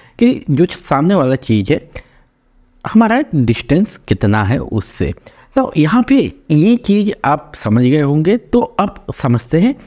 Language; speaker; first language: Hindi; native; Hindi